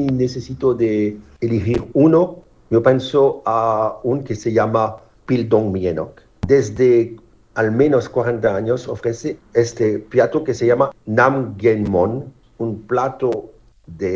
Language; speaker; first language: Spanish; non-native, fluent; French